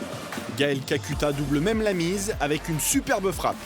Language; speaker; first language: French; native; French